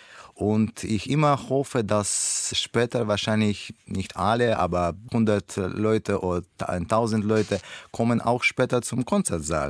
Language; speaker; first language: German; non-native, learner; Russian